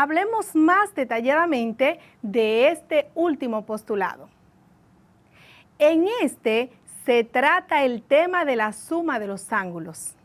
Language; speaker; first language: Spanish; native; Spanish